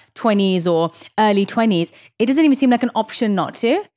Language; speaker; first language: English; early bilingual, other home language; Hindi